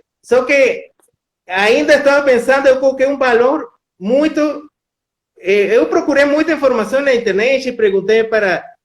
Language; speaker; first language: Portuguese; non-native, fluent; Spanish